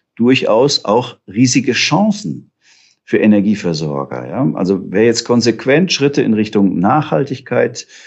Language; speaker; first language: German; native; German